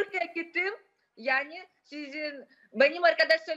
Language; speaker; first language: Turkish; non-native, learner; Russian